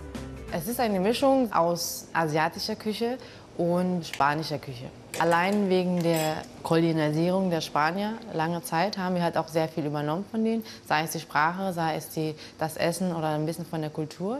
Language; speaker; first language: German; early bilingual, other home language; Filipino